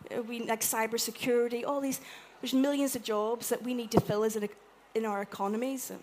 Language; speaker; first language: English; native; English